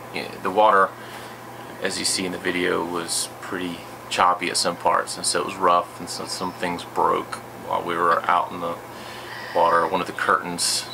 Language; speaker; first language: English; native; English